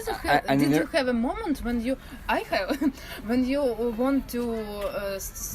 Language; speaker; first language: English; non-native, learner; Russian